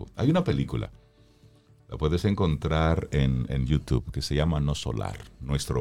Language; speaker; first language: Spanish; native; Spanish